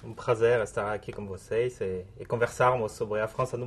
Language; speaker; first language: Portuguese; non-native, fluent; French